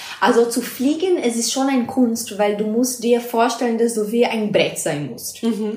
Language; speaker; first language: German; non-native, fluent; Portuguese